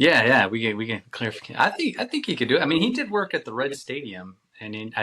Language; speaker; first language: English; native; English